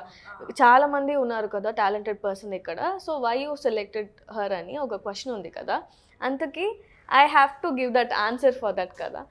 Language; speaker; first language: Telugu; non-native, learner; Tamil